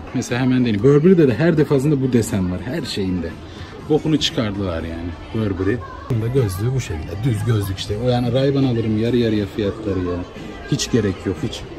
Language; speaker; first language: Turkish; native; Turkish